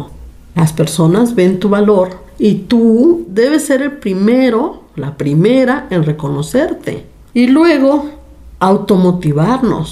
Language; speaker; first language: Spanish; native; Spanish